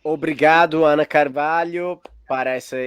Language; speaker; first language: Portuguese; non-native, fluent; Italian